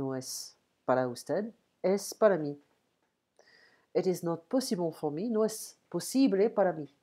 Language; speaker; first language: Spanish; non-native, learner; French